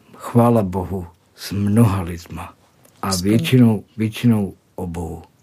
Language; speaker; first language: Czech; native; Czech